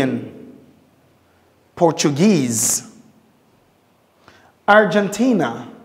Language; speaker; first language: English; non-native, fluent; Lingala